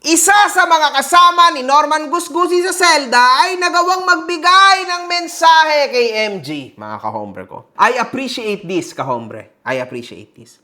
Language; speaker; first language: Filipino; early bilingual, heritage; Filipino